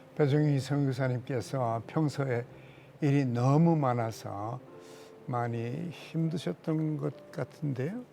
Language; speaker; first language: Korean; native; Korean